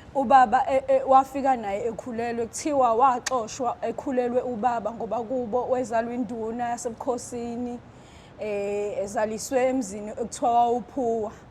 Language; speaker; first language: Zulu; native; Zulu